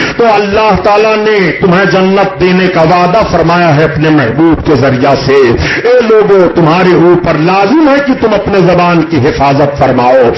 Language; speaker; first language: Urdu; native; Urdu